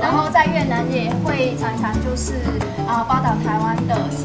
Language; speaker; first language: Chinese; non-native, fluent; Vietnamese